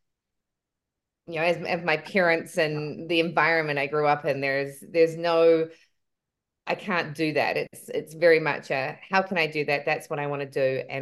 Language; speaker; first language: English; native; English